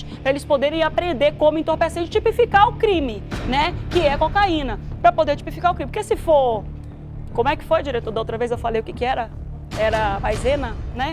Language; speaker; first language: Portuguese; native; Portuguese